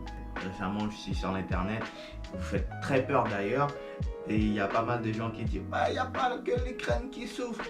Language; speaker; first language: French; non-native, fluent; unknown